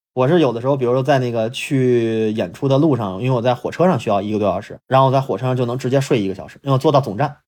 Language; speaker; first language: Chinese; native; Chinese